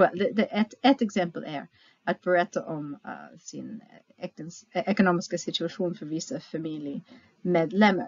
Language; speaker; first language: Swedish; non-native, fluent; English